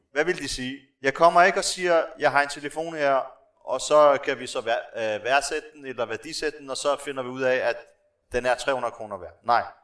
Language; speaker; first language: Danish; non-native, local second language; Arabic